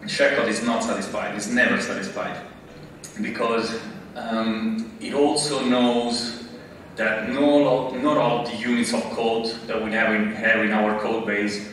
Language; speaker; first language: English; non-native, fluent; Italian